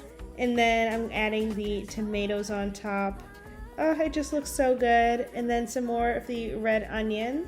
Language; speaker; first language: English; native; English